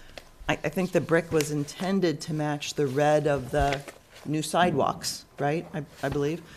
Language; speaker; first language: English; native; English